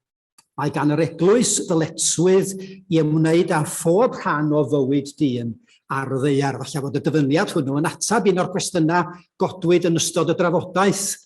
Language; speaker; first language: Welsh; native; Welsh